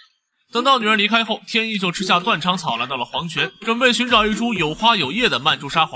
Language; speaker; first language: Chinese; native; Chinese